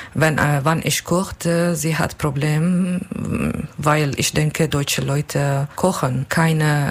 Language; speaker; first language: German; non-native, learner; Kurdish